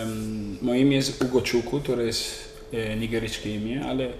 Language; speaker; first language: Polish; non-native, learner; Italian